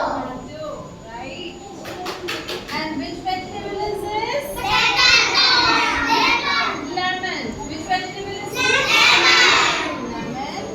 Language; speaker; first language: English; non-native, local second language; Hindi